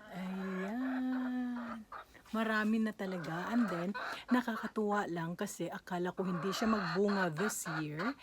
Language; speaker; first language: Filipino; native; Filipino